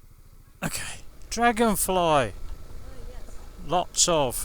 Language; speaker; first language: English; native; English